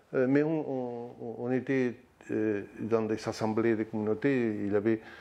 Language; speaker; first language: French; non-native, fluent; Spanish